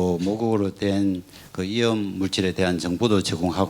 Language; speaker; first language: Korean; native; Korean